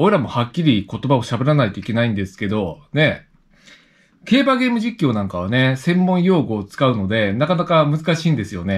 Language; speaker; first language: Japanese; native; Japanese